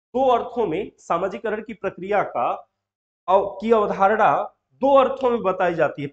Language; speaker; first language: Hindi; native; Hindi